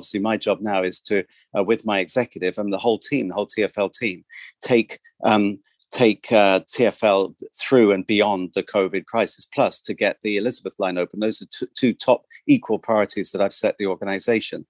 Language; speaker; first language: English; native; English